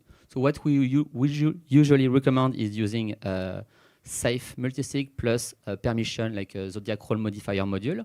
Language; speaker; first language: English; non-native, fluent; French